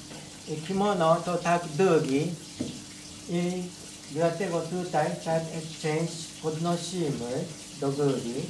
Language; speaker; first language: Polish; non-native, learner; Japanese